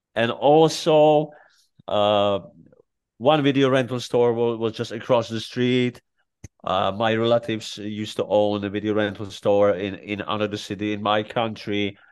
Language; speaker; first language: English; non-native, fluent; Czech